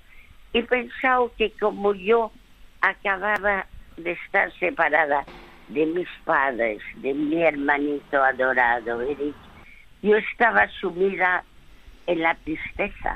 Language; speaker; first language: Spanish; early bilingual, other home language; French